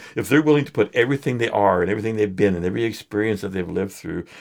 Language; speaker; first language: English; native; English